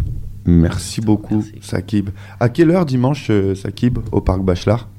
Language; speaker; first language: French; native; French